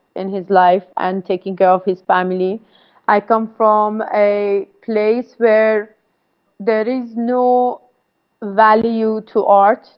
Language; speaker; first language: English; non-native, fluent; Persian